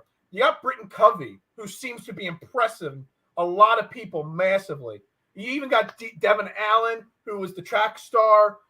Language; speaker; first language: English; native; English